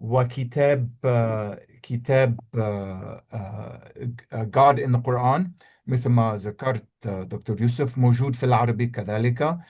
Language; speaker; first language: Arabic; non-native, fluent; English